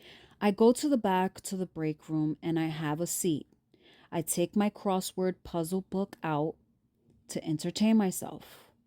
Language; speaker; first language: English; native; English